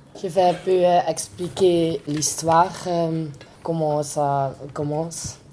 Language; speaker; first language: French; non-native, local second language; Dutch